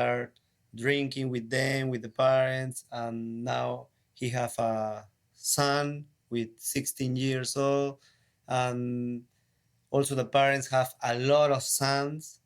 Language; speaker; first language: English; non-native, learner; Spanish